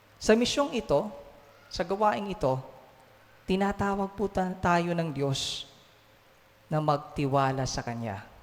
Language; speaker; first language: Filipino; native; Filipino